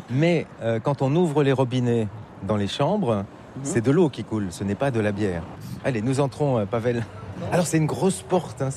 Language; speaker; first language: French; native; French